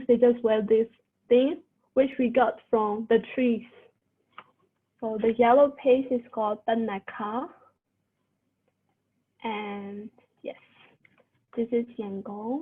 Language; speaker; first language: English; non-native, fluent; Burmese